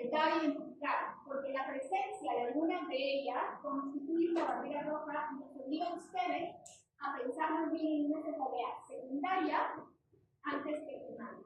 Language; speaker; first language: Spanish; native; Spanish